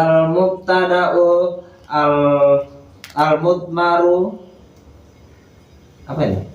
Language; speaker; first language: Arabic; non-native, learner; Indonesian